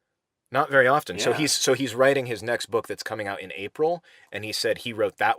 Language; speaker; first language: English; native; English